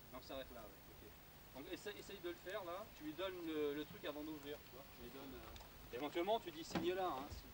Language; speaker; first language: French; native; French